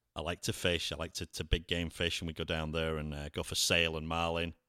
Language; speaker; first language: English; native; English